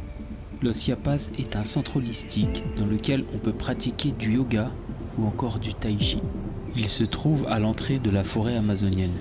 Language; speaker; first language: French; native; French